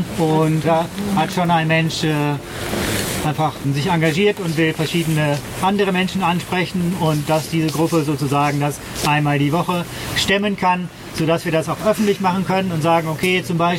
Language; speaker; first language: German; native; German